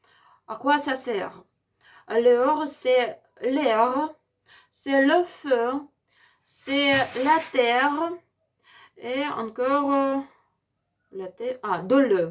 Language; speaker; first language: French; non-native, learner; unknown